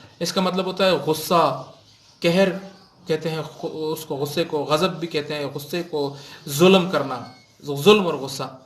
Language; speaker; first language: Urdu; non-native, local second language; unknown